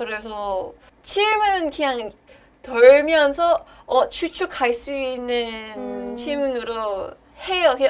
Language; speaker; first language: Korean; non-native, learner; English